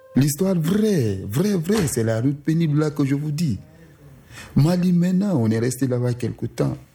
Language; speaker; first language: French; non-native, local second language; Susu